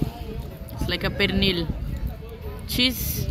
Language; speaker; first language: English; non-native, learner; Portuguese